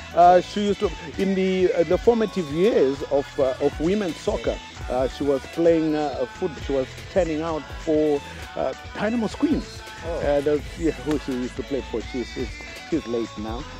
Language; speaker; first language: English; non-native, local second language; Shona